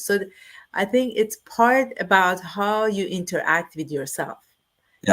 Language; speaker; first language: English; non-native, fluent; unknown